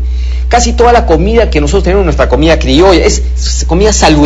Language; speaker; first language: Spanish; native; Spanish